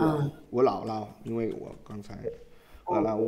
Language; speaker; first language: Chinese; non-native, fluent; Vietnamese